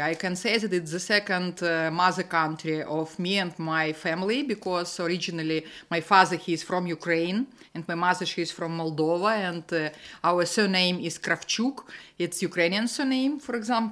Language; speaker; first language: English; non-native, learner; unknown